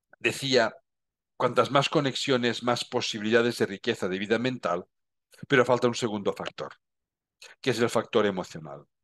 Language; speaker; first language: Spanish; non-native, local second language; Catalan